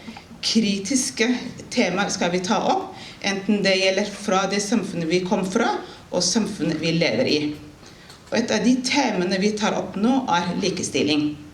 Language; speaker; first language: Norwegian; non-native, fluent; Somali